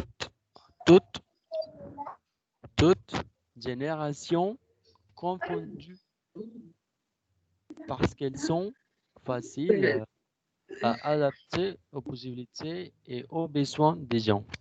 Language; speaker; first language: French; non-native, fluent; Spanish